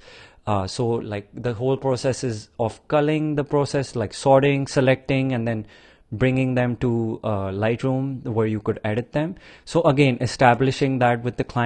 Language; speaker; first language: English; non-native, local second language; Punjabi